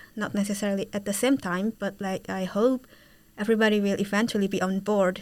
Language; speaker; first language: English; non-native, fluent; Indonesian